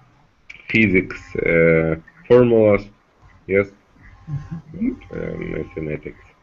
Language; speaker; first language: English; non-native, learner; Russian